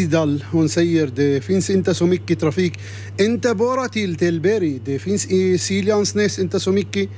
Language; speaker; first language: Swedish; non-native, learner; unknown